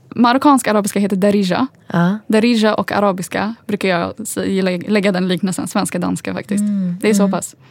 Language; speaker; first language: Swedish; native; Swedish